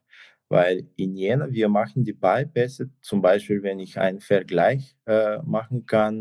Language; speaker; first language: German; non-native, fluent; Bulgarian